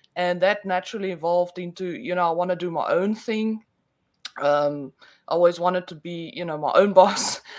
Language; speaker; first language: English; non-native, local second language; Afrikaans